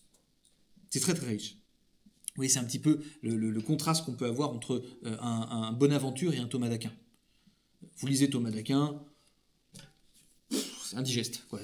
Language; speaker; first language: French; native; French